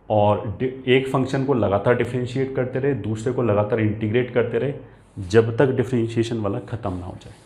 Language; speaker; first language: Hindi; native; Hindi